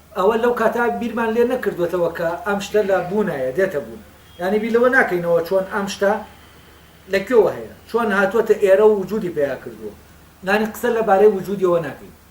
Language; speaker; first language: Central Kurdish; native; Central Kurdish